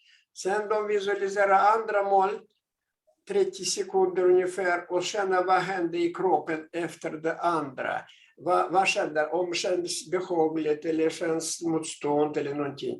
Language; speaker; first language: Swedish; non-native, fluent; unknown